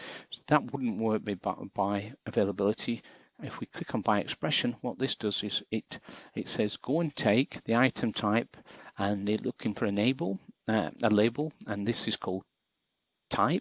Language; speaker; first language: English; native; English